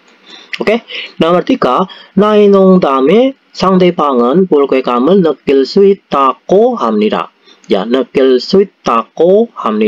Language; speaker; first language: Korean; non-native, learner; Indonesian